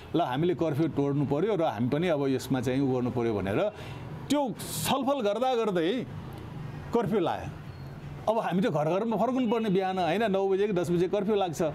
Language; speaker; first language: Nepali; non-native, local second language; Newari